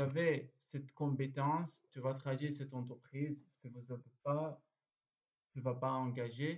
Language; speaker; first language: French; non-native, learner; Arabic